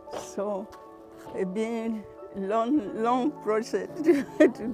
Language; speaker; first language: English; non-native, learner; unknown